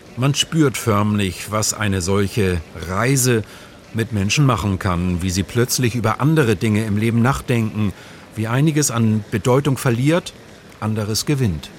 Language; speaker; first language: German; native; German